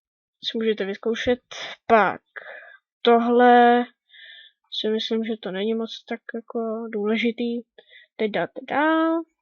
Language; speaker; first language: Czech; native; Czech